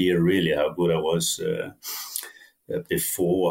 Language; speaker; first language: English; non-native, fluent; Danish